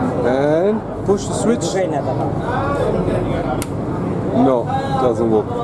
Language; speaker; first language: English; non-native, fluent; German